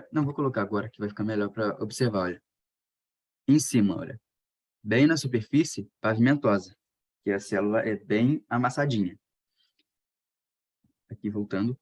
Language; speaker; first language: Portuguese; native; Portuguese